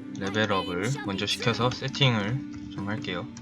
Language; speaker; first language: Korean; native; Korean